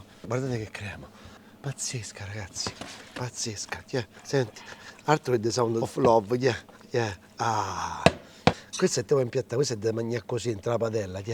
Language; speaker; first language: Italian; native; Italian